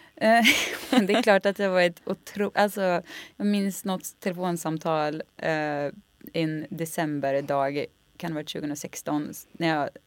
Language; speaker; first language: Swedish; native; Swedish